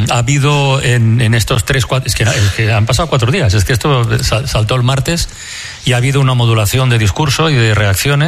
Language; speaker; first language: Spanish; native; Spanish